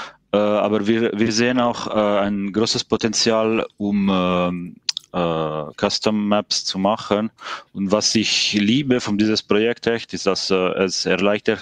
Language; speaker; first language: German; non-native, fluent; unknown